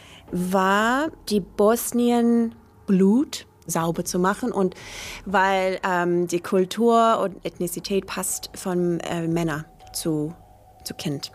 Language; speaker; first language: German; non-native, learner; English